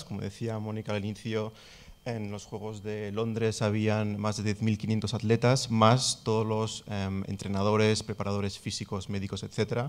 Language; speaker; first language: Spanish; non-native, local second language; Catalan